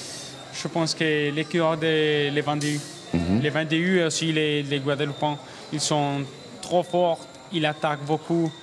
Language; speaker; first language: French; non-native, learner; Spanish